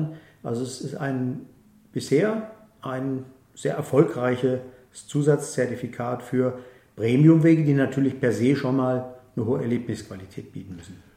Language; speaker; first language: German; native; German